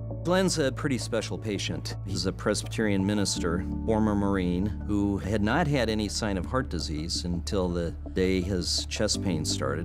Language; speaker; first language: English; native; English